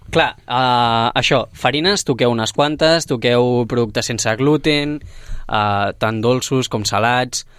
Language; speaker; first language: Catalan; native; Catalan